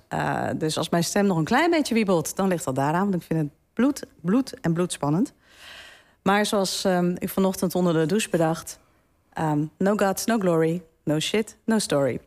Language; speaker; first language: Dutch; native; Dutch